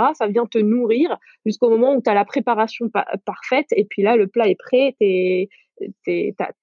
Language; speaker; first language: French; non-native, local second language; Arabic